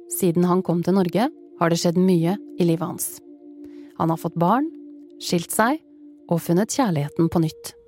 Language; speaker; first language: Norwegian; native; Norwegian